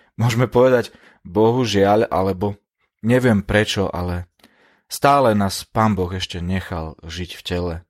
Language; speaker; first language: Slovak; native; Slovak